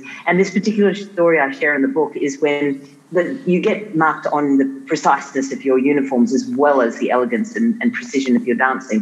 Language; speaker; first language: English; native; English